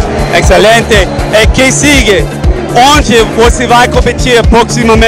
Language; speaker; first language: Portuguese; non-native, learner; Spanish